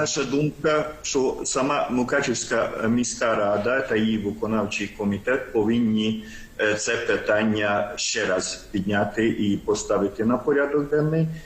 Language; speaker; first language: Ukrainian; non-native, local second language; Hungarian